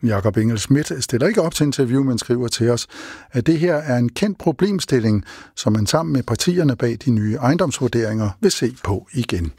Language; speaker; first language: Danish; native; Danish